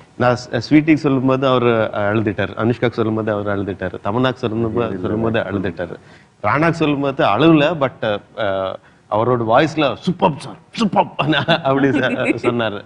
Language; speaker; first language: Tamil; non-native, fluent; Telugu